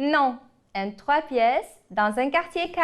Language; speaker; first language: French; non-native, fluent; Ukrainian